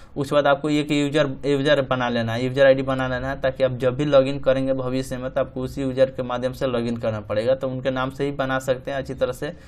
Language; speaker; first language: Hindi; native; Hindi